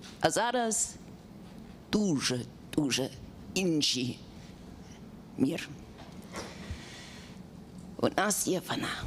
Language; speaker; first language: Ukrainian; non-native, learner; English